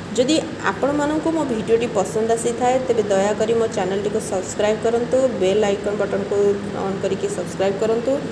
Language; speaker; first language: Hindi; non-native, local second language; Odia